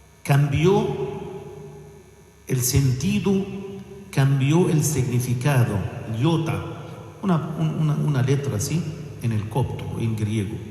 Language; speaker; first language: Spanish; non-native, fluent; Arabic